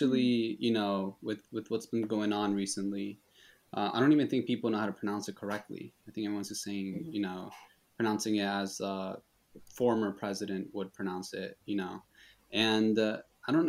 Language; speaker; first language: English; early bilingual, other home language; Spanish